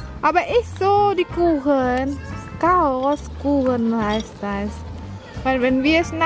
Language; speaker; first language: German; non-native, learner; Indonesian